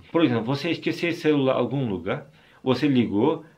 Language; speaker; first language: Portuguese; non-native, fluent; Turkish